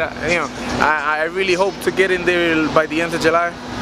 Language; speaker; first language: English; early bilingual, other home language; Spanish